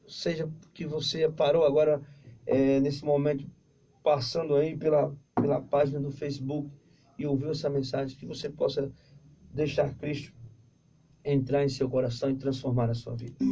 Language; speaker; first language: Portuguese; native; Portuguese